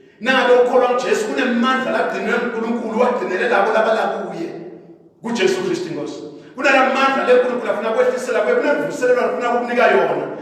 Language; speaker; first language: Zulu; non-native, local second language; Swati